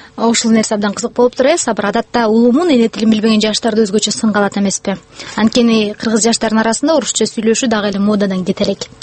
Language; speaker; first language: Kyrgyz; native; Kyrgyz